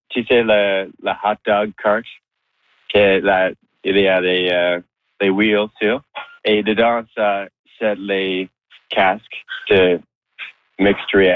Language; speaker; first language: French; non-native, local second language; English